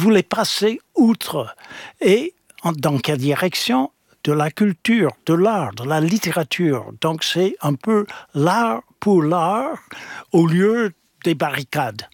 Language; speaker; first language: French; non-native, fluent; English